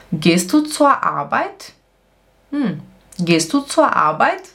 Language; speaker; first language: German; non-native, fluent; Portuguese